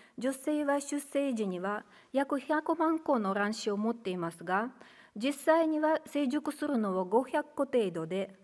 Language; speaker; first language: Japanese; non-native, fluent; Russian